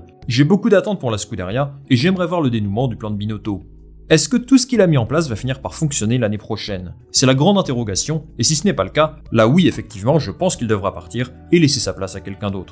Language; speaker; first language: French; native; French